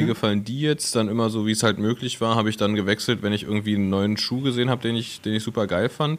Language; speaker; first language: German; native; German